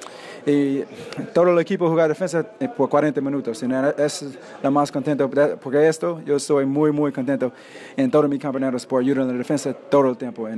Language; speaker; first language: Spanish; non-native, learner; English